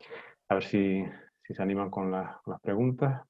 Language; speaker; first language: Spanish; native; Spanish